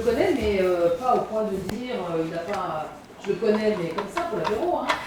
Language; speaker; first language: French; native; French